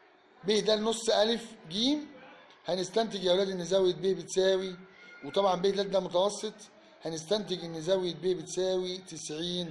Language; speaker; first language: Arabic; native; Arabic